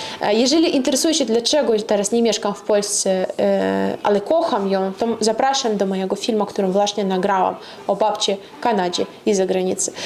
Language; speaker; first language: Polish; non-native, fluent; Russian